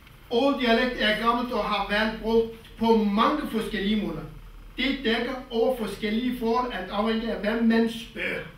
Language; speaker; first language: Danish; non-native, fluent; Kurdish